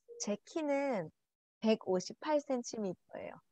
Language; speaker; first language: Korean; native; Korean